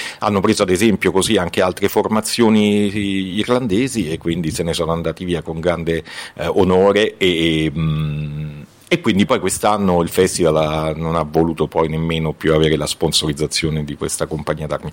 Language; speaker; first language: Italian; native; Italian